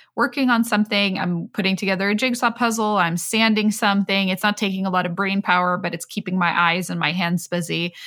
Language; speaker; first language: English; non-native, fluent; Swedish